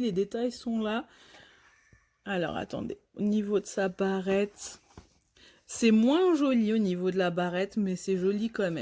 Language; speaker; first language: French; native; French